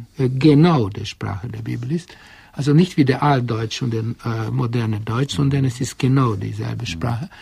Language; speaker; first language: German; non-native, fluent; Hungarian